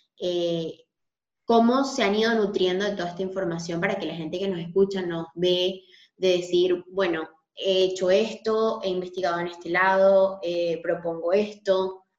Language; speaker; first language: Spanish; native; Spanish